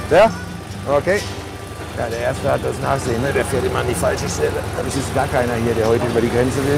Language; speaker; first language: German; native; German